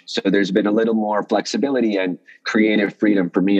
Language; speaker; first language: English; early bilingual, other home language; Russian